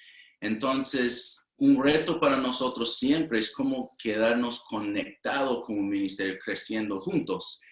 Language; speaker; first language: Spanish; non-native, fluent; English